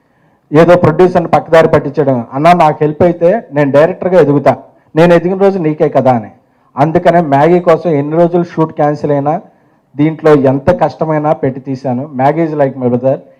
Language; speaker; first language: Telugu; native; Telugu